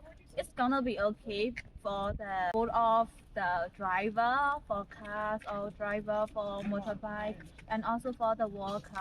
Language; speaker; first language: English; non-native, learner; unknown